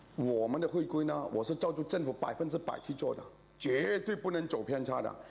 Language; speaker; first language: Chinese; native; Chinese